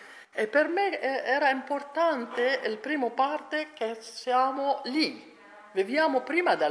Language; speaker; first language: Italian; non-native, learner; Arabic